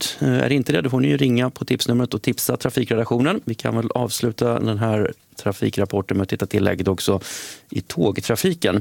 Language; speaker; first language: Swedish; native; Swedish